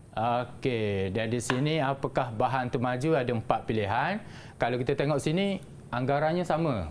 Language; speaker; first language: Malay; native; Malay